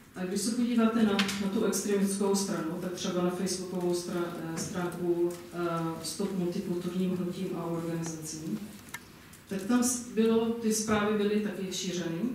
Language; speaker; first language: Czech; non-native, fluent; Arabic